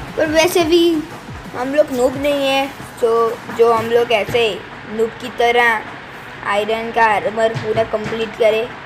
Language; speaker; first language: Hindi; non-native, local second language; Gujarati